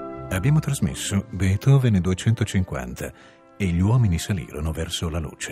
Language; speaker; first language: Italian; native; Italian